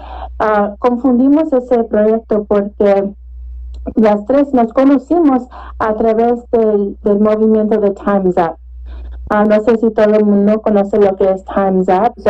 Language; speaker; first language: Spanish; early bilingual, heritage; Spanish